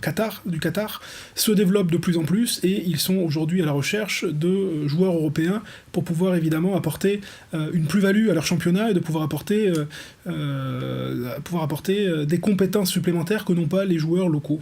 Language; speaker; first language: French; native; French